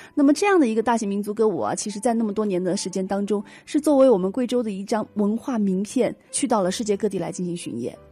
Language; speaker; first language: Chinese; native; Chinese